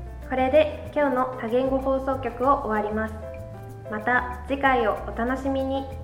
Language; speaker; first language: Japanese; native; Japanese